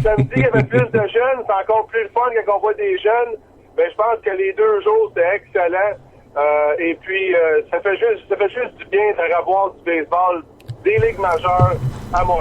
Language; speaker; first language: French; native; French